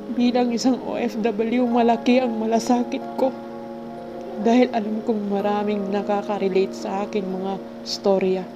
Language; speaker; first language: Filipino; non-native, local second language; Cebuano